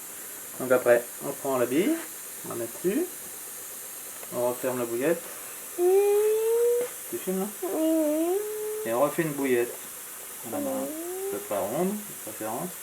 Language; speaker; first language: French; native; French